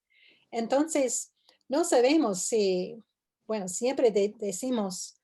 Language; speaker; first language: Spanish; non-native, fluent; English